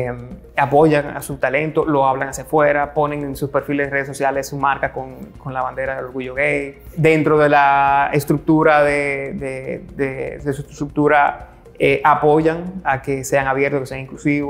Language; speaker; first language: Spanish; native; Spanish